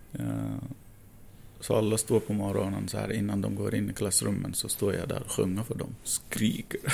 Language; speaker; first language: Swedish; non-native, fluent; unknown